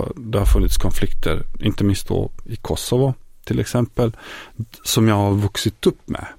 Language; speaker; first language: Swedish; non-native, fluent; Bosnian